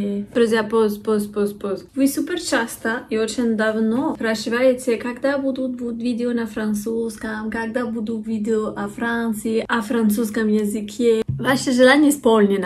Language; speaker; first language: Russian; non-native, fluent; French